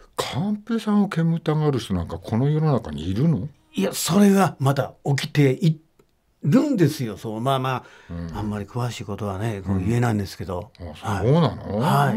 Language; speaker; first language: Japanese; native; Japanese